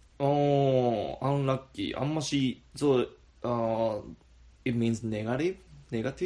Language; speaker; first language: English; non-native, learner; Japanese